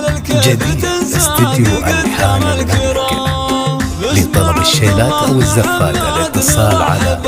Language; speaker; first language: Arabic; native; Arabic